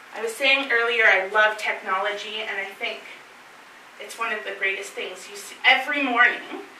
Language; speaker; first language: English; native; English